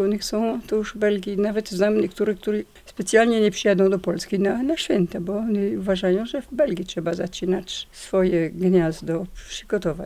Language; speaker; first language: Polish; non-native, learner; French